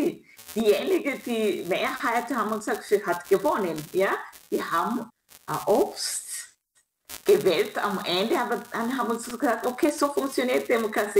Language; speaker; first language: German; non-native, fluent; Kinyarwanda